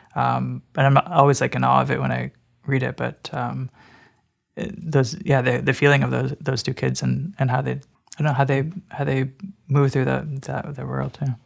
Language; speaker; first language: English; native; English